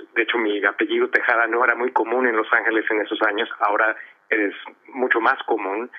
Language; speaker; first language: Spanish; early bilingual, heritage; Spanish